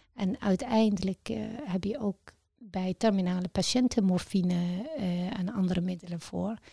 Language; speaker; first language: Dutch; non-native, fluent; Arabic